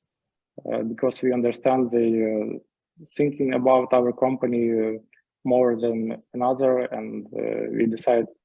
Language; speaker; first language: English; non-native, learner; Ukrainian